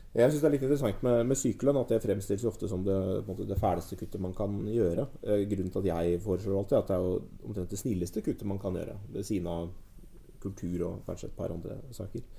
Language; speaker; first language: Norwegian; native; Norwegian